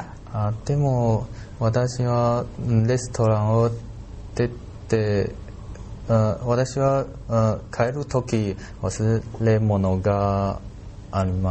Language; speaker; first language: Japanese; non-native, learner; Chinese